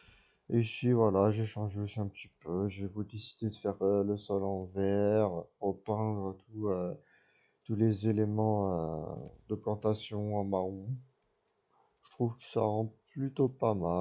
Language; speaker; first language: French; native; French